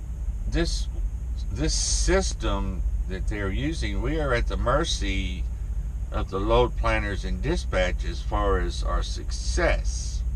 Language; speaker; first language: English; native; English